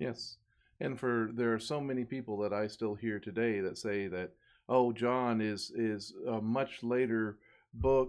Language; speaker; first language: English; native; English